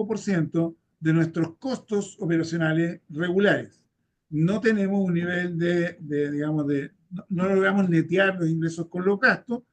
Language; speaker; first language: Spanish; native; Spanish